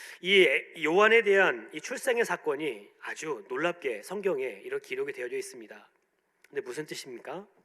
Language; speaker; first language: Korean; native; Korean